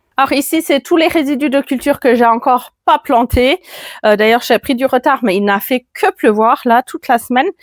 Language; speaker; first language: French; non-native, fluent; German